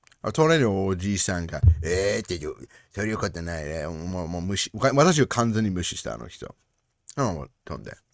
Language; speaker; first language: Japanese; non-native, learner; English